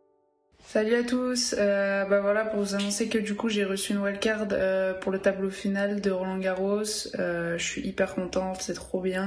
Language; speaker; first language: French; native; French